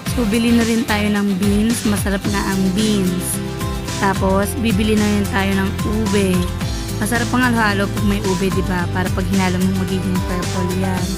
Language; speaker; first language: Filipino; non-native, local second language; Pampanga